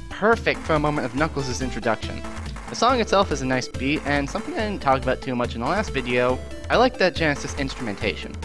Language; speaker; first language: English; native; English